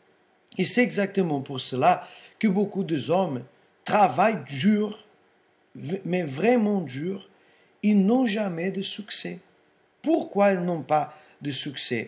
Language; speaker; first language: French; non-native, fluent; Portuguese